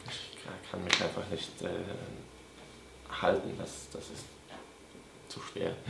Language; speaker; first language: German; non-native, fluent; Polish